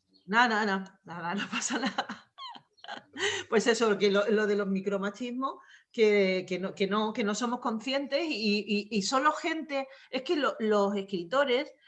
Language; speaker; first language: Spanish; native; Spanish